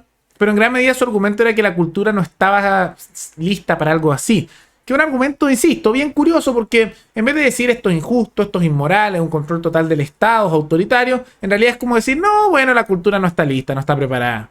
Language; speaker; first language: Spanish; native; Spanish